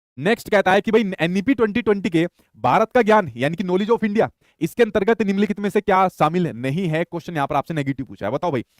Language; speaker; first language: Hindi; native; Hindi